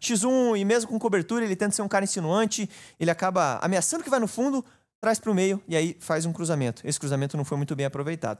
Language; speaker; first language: Portuguese; native; Portuguese